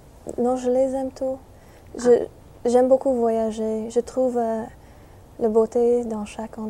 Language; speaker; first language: French; non-native, fluent; English